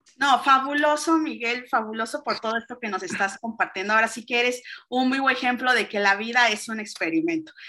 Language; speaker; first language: Spanish; native; Spanish